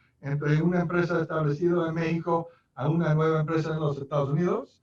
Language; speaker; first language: Spanish; non-native, fluent; English